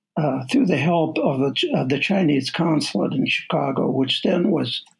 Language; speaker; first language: English; native; English